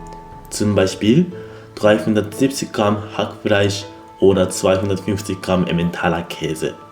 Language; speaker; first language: German; non-native, fluent; Japanese